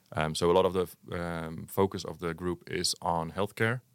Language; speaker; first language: English; non-native, fluent; Dutch